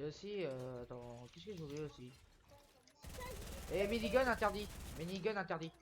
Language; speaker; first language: French; native; French